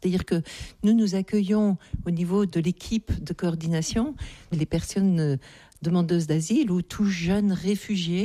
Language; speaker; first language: French; native; French